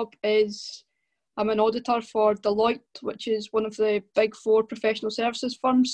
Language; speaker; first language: English; native; English